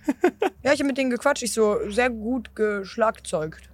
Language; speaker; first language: German; native; German